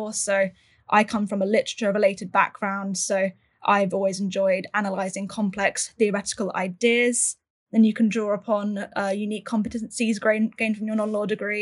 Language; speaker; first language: English; native; English